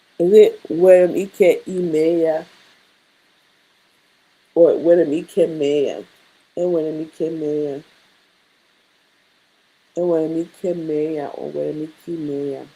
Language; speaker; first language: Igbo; non-native, learner; English